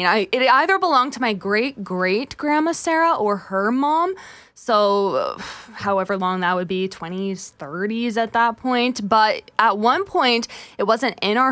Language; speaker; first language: English; native; English